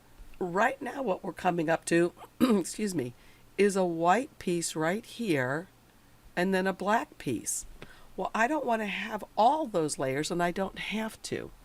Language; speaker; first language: English; native; English